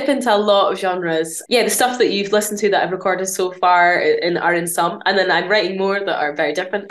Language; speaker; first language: English; native; English